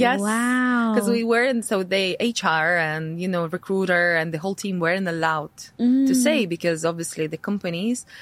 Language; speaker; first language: English; non-native, fluent; Latvian